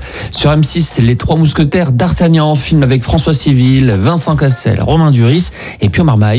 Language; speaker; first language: French; native; French